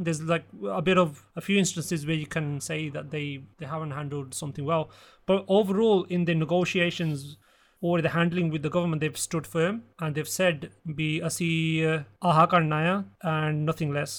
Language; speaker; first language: English; early bilingual, other home language; Punjabi